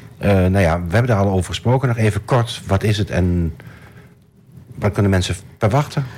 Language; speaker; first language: Dutch; native; Dutch